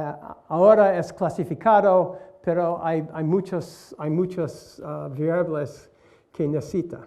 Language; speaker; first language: Spanish; non-native, learner; English